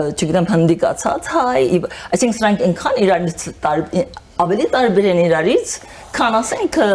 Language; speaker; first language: Armenian; early bilingual, heritage; Armenian